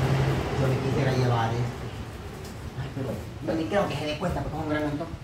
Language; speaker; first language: Spanish; native; Spanish